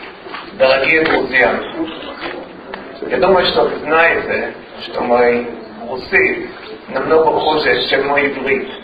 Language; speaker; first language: Russian; non-native, learner; Hebrew